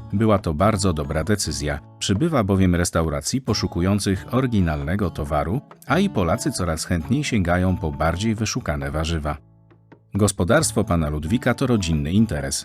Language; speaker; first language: Polish; native; Polish